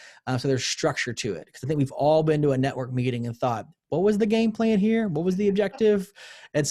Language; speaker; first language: English; native; English